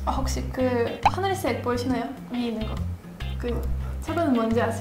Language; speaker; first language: Korean; non-native, fluent; Russian